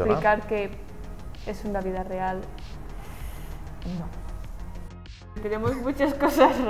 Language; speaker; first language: Spanish; native; Spanish